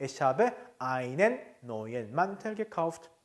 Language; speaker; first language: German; non-native, fluent; Korean